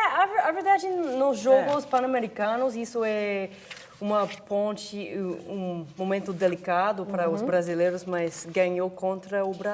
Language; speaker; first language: Portuguese; non-native, fluent; English